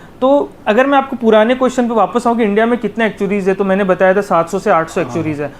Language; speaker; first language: Hindi; native; Hindi